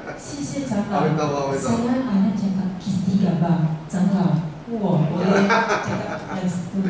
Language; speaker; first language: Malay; non-native, local second language; Chinese